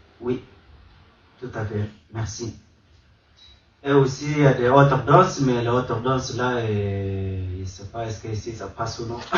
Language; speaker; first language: French; non-native, learner; Arabic